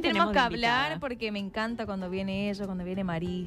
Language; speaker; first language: Spanish; native; Spanish